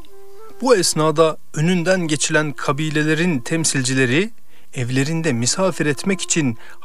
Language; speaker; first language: Turkish; native; Turkish